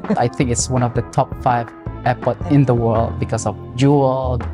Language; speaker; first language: English; non-native, fluent; Malay